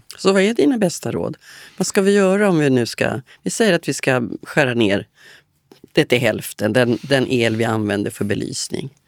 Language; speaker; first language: Swedish; native; Swedish